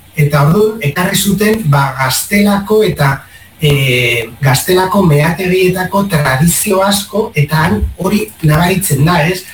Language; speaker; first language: Basque; non-native, local second language; Spanish